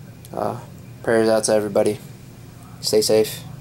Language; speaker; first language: English; early bilingual, other home language; Spanish